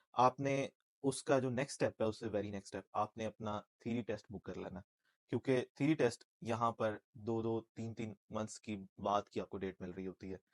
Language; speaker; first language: Urdu; non-native, local second language; Punjabi